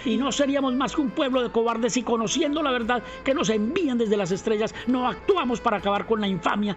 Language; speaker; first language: Spanish; native; Spanish